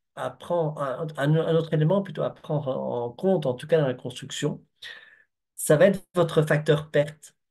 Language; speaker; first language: French; native; French